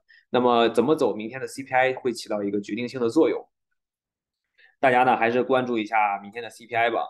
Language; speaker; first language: Chinese; native; Chinese